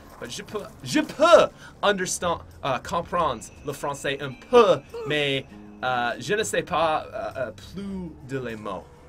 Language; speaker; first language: French; non-native, learner; English